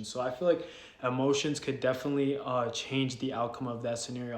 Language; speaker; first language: English; native; English